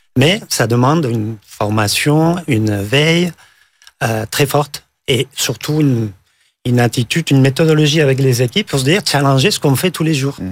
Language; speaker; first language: French; non-native, fluent; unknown